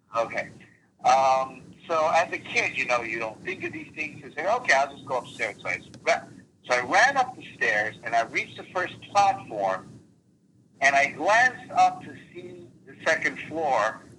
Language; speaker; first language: English; early bilingual, other home language; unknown